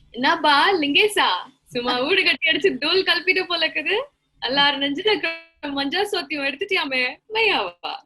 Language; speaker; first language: Tamil; non-native, local second language; Malayalam